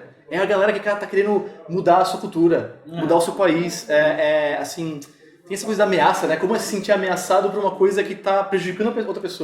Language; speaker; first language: Portuguese; native; Portuguese